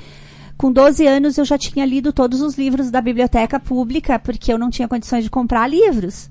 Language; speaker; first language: Portuguese; native; Portuguese